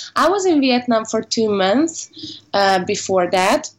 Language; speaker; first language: English; non-native, fluent; Hungarian